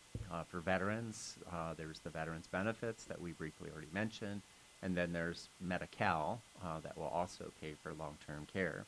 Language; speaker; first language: English; native; English